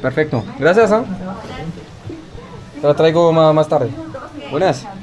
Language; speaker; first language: Spanish; non-native, learner; French